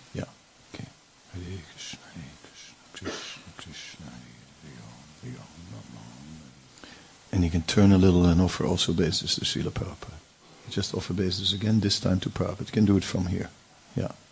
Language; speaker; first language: English; non-native, local second language; Dutch